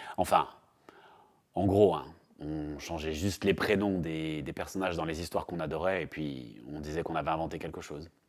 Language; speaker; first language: French; native; French